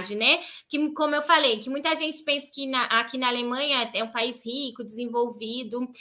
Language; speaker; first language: Portuguese; native; Portuguese